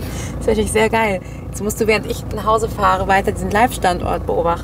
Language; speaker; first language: German; native; German